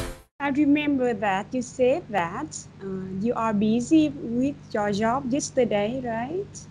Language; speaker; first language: English; non-native, fluent; Vietnamese